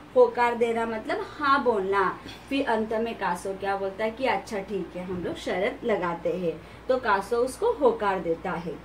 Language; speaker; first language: Hindi; non-native, local second language; Marathi